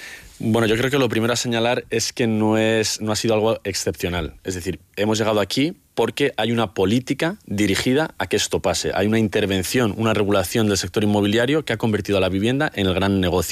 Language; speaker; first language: Spanish; native; Spanish